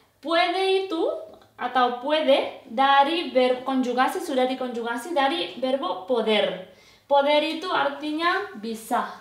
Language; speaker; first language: Indonesian; non-native, fluent; Spanish